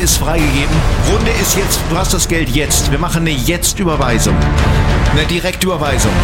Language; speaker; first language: German; native; German